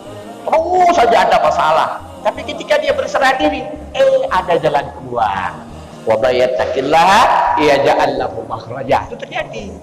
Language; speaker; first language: Indonesian; native; Indonesian